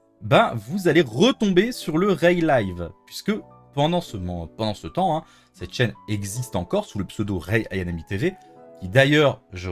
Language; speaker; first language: French; native; French